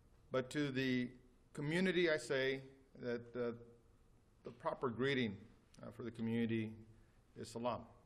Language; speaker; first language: English; early bilingual, other home language; Spanish